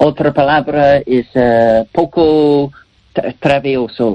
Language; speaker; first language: Spanish; non-native, learner; English